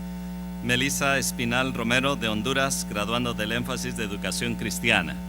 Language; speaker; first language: Spanish; native; Spanish